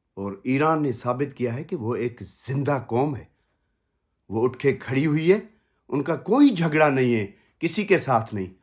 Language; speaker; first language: Urdu; non-native, local second language; Sindhi